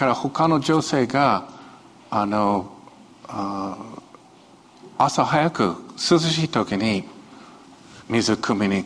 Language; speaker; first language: Japanese; non-native, fluent; Chinese